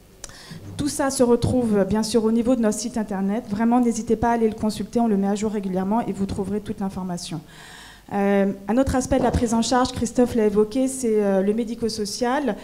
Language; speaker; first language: French; native; French